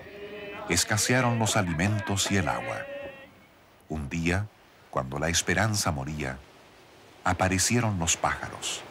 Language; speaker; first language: Spanish; native; Spanish